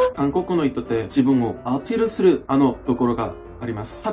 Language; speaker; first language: Japanese; non-native, learner; Korean